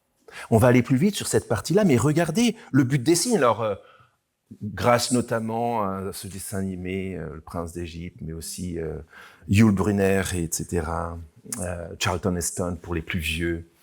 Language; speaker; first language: French; native; French